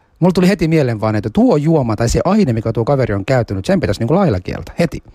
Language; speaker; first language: Finnish; early bilingual, other home language; Somali